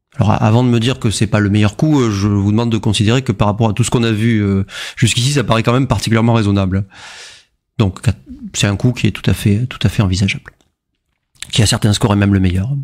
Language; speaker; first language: French; native; French